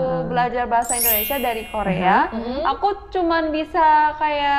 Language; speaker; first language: Indonesian; early bilingual, other home language; Korean